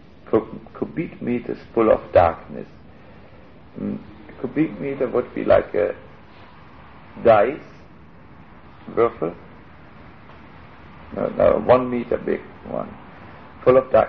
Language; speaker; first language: English; non-native, fluent; German